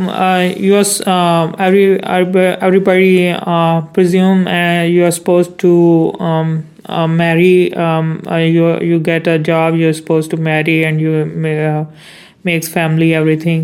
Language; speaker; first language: English; non-native, local second language; Urdu